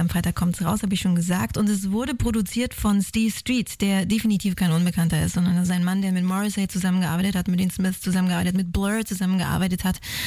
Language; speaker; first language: German; native; German